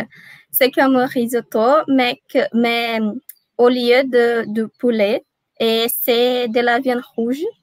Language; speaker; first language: French; non-native, learner; Portuguese